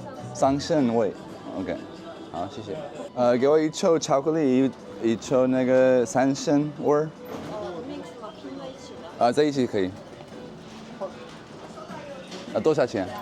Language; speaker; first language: Chinese; non-native, fluent; English